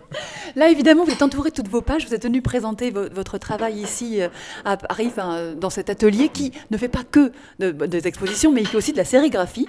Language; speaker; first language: French; native; French